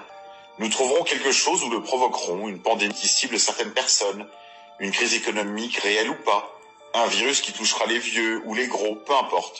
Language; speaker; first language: French; native; French